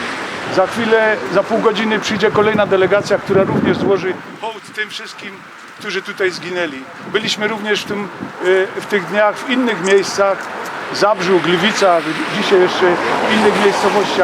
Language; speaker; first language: Polish; native; Polish